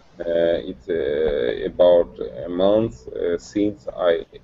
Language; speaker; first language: English; non-native, learner; Russian